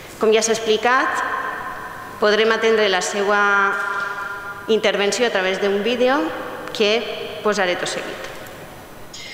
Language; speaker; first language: Catalan; native; Catalan